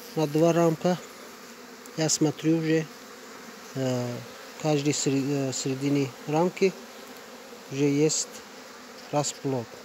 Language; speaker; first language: Russian; non-native, learner; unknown